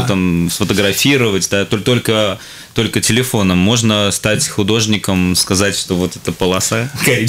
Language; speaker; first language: Russian; native; Russian